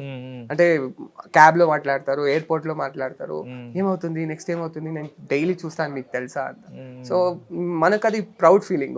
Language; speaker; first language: Telugu; non-native, learner; Kannada